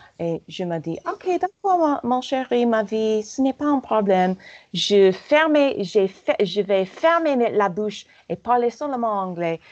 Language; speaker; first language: French; non-native, learner; English